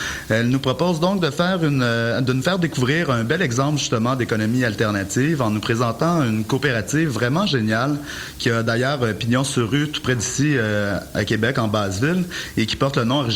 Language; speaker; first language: French; native; French